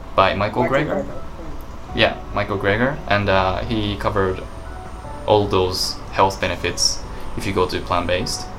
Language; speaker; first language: English; non-native, fluent; Japanese